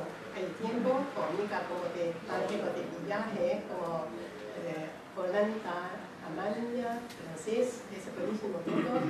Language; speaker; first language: Spanish; non-native, learner; Chinese